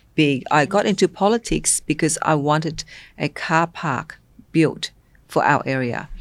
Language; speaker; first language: English; non-native, local second language; Vietnamese